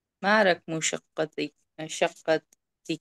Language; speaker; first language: Arabic; non-native, learner; Hindi